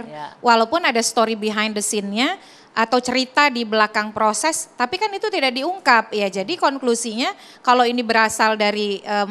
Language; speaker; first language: Indonesian; native; Indonesian